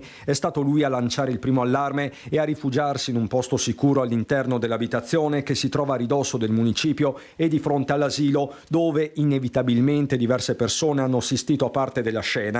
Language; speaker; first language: Italian; native; Italian